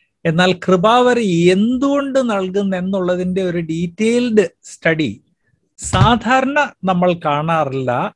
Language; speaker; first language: Malayalam; native; Malayalam